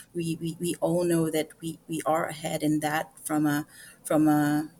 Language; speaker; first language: English; non-native, local second language; Filipino